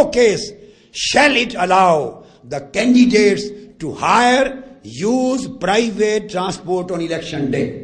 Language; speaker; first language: English; non-native, local second language; Urdu